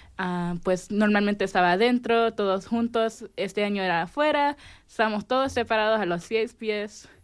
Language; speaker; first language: Spanish; early bilingual, heritage; Spanish